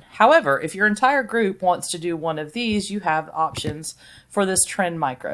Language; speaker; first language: English; native; English